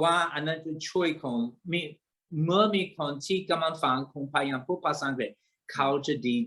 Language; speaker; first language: Thai; non-native, fluent; English